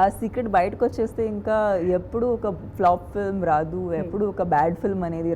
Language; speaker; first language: Telugu; non-native, fluent; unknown